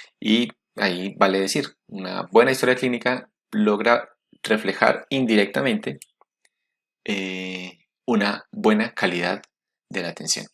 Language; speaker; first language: Spanish; native; Spanish